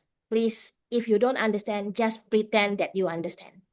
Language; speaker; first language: English; non-native, fluent; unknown